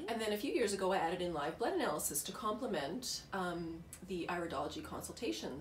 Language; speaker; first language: English; native; English